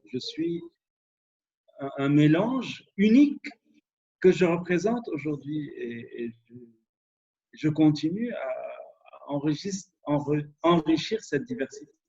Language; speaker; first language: French; non-native, local second language; Arabic